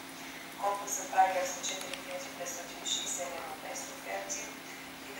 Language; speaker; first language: Bulgarian; native; Bulgarian